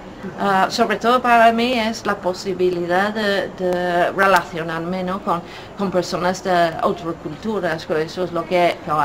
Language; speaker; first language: Spanish; non-native, fluent; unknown